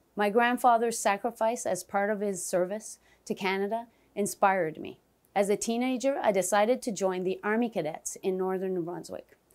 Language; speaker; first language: English; non-native, local second language; French